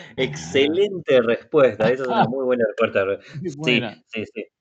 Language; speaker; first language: Spanish; native; Spanish